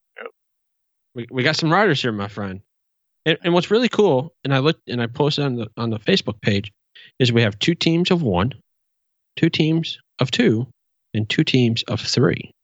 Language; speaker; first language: English; native; English